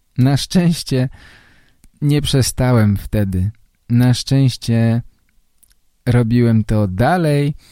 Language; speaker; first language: Polish; native; Polish